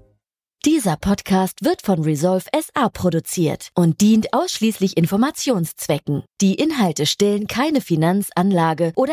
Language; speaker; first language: German; native; German